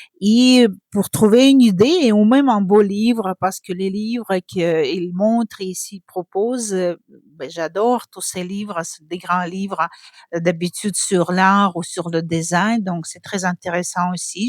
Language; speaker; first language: French; non-native, fluent; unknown